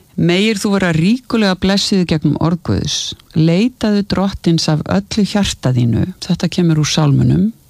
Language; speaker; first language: Icelandic; native; Icelandic